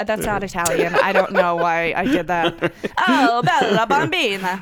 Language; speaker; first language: English; early bilingual, other home language; Russian